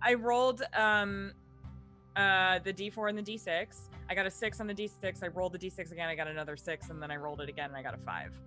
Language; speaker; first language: English; native; English